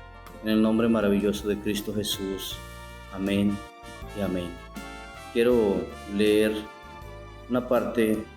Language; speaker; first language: Spanish; native; Spanish